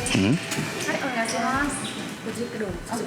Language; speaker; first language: Japanese; native; Japanese